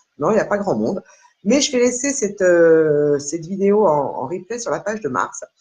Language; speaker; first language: French; native; French